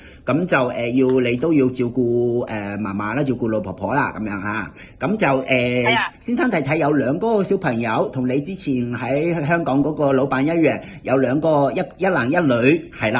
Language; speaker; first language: Cantonese; native; Cantonese